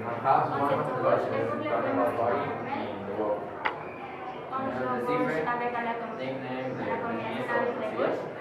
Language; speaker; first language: French; non-native, learner; Spanish